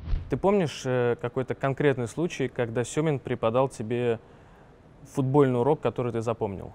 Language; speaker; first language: Russian; native; Russian